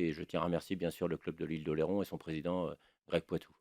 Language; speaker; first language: French; native; French